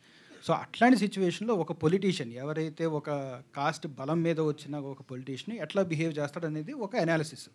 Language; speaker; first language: Telugu; native; Telugu